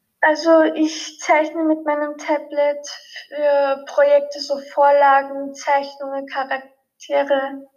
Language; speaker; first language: German; early bilingual, other home language; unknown